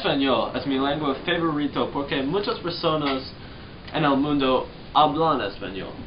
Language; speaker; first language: Spanish; non-native, learner; English